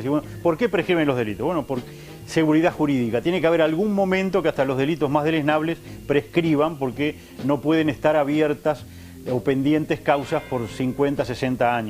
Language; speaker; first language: Spanish; native; Spanish